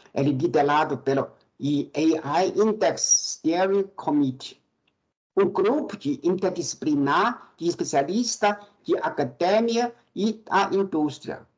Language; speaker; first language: Portuguese; non-native, fluent; Chinese